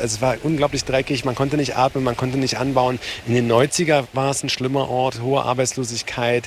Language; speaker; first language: German; native; German